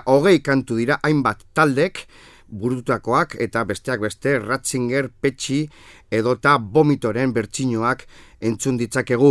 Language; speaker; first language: Basque; native; Basque